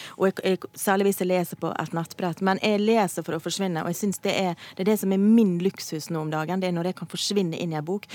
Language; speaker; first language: Norwegian; native; Norwegian